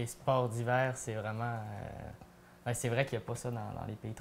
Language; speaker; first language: French; native; French